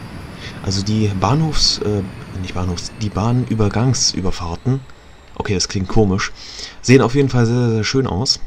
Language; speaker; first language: German; native; German